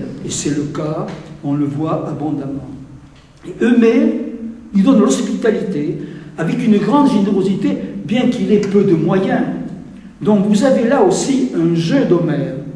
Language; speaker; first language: French; native; French